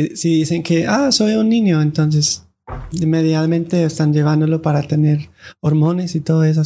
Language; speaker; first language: Spanish; non-native, fluent; English